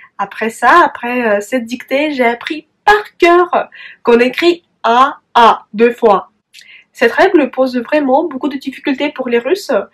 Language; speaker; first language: French; non-native, fluent; Russian